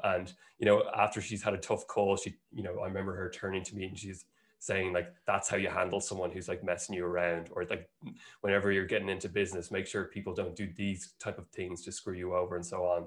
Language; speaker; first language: English; native; English